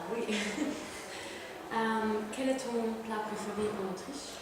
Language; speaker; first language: French; non-native, learner; German